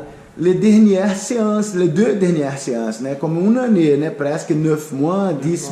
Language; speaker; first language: French; non-native, learner; Portuguese